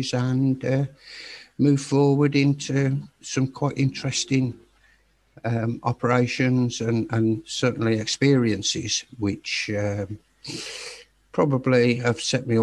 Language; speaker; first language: English; native; English